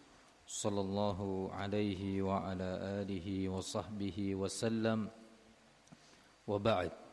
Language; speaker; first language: Arabic; non-native, fluent; Indonesian